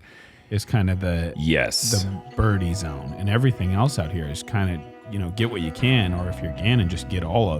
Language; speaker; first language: English; native; English